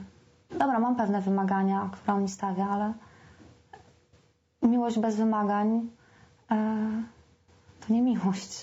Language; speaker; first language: Polish; native; Polish